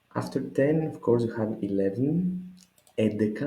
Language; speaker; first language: English; non-native, fluent; Greek